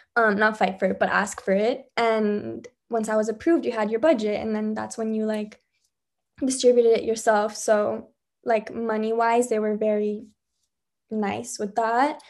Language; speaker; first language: English; early bilingual, other home language; Spanish